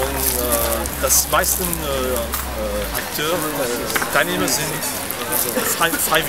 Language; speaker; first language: German; non-native, fluent; French